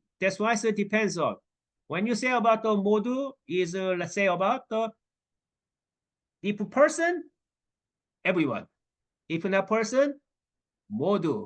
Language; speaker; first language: English; non-native, learner; Korean